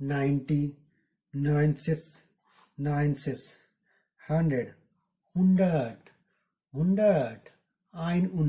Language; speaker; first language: German; non-native, learner; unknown